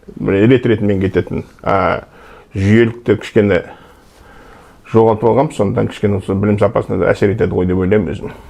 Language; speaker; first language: Kazakh; native; Kazakh